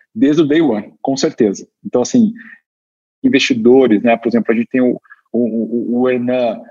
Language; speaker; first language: Portuguese; native; Portuguese